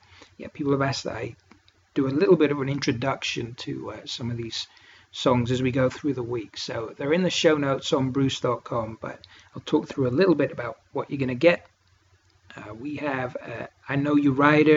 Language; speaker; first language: English; native; English